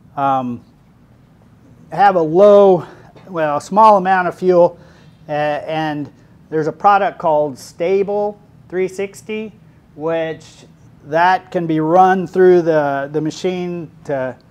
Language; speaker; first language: English; native; English